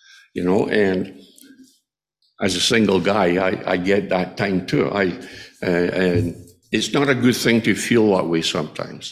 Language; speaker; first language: English; native; English